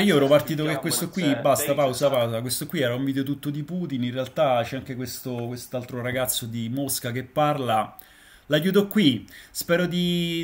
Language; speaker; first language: Italian; native; Italian